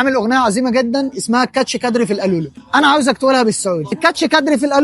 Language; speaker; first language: Arabic; native; Arabic